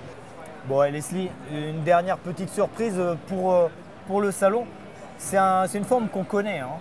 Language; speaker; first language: French; native; French